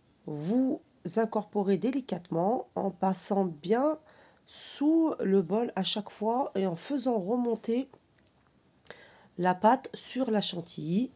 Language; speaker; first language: French; native; French